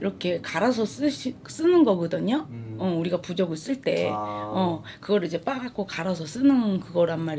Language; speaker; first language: Korean; native; Korean